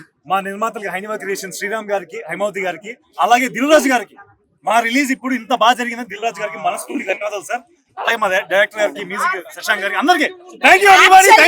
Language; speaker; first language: Telugu; native; Telugu